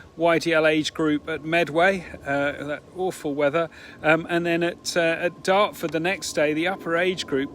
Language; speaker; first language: English; native; English